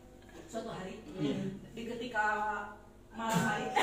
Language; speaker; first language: Indonesian; non-native, local second language; Sundanese